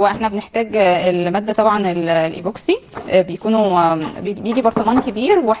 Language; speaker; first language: Arabic; native; Arabic